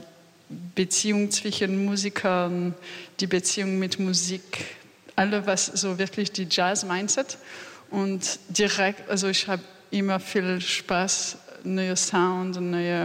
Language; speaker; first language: German; non-native, learner; French